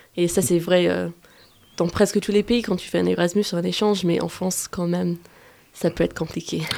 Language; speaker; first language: French; non-native, fluent; English